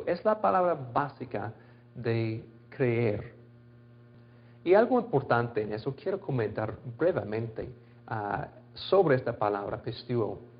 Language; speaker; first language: Spanish; non-native, fluent; English